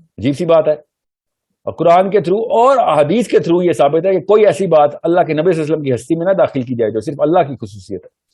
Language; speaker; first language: Urdu; early bilingual, heritage; Urdu